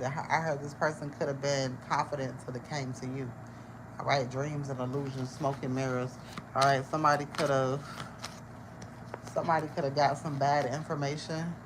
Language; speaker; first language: English; native; English